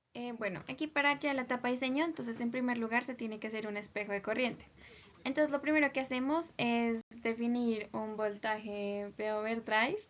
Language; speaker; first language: Spanish; native; Spanish